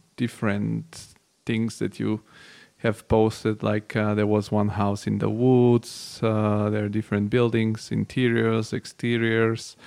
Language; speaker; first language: English; non-native, fluent; Bulgarian